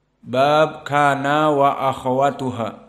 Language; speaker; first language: Arabic; non-native, fluent; Indonesian